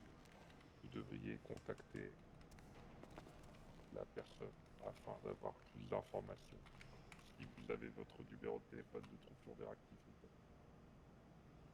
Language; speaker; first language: French; native; French